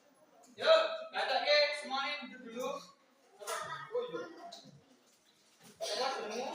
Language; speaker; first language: Indonesian; non-native, local second language; Javanese